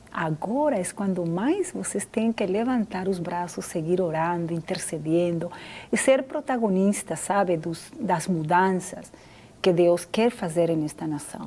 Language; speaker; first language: Portuguese; non-native, fluent; Spanish